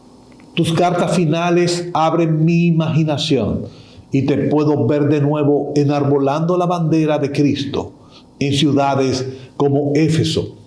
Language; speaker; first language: Spanish; native; Spanish